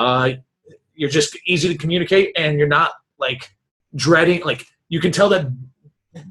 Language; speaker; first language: English; native; English